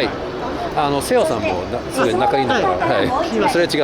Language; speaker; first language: Japanese; non-native, fluent; English